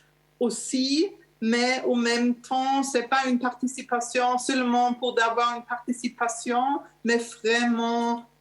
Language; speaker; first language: French; non-native, learner; German